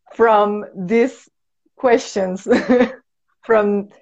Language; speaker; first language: English; non-native, learner; Spanish